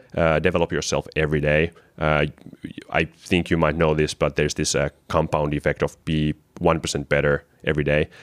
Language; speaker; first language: English; non-native, fluent; Finnish